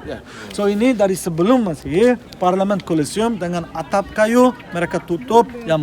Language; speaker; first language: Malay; non-native, fluent; Turkish